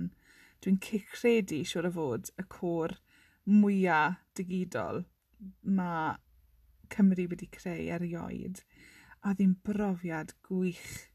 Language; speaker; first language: Welsh; non-native, local second language; English